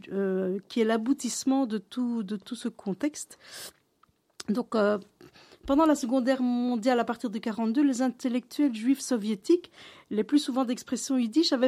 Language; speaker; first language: French; native; French